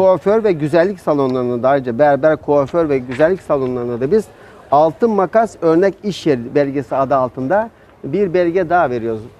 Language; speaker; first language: Turkish; native; Turkish